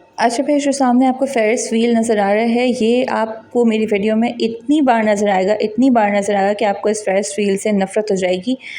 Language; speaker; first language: Urdu; native; Urdu